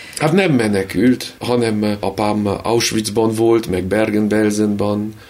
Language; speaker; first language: Hungarian; early bilingual, heritage; Hungarian